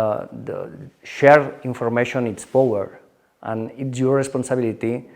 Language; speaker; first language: English; non-native, learner; Spanish